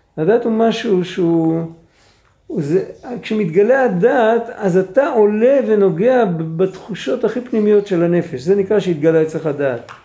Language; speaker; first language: Hebrew; non-native, fluent; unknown